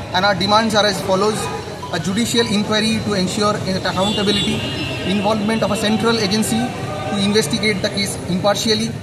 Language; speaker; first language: English; non-native, local second language; Bangla